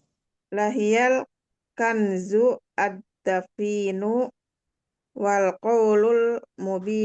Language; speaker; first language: Arabic; non-native, learner; Indonesian